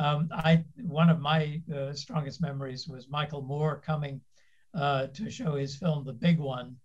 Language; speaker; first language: English; native; English